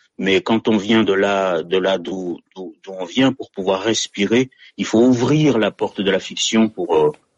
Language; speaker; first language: French; non-native, local second language; Malagasy